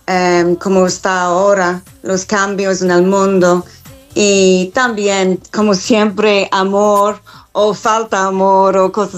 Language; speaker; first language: Spanish; non-native, fluent; English